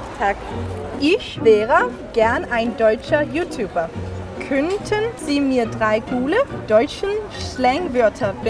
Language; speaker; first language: German; non-native, learner; Danish